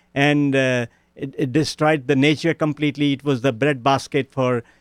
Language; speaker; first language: English; non-native, local second language; Punjabi